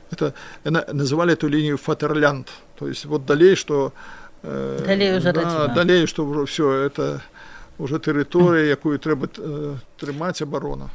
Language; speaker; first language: Belarusian; non-native, local second language; Russian